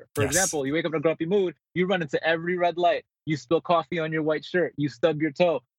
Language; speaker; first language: English; native; English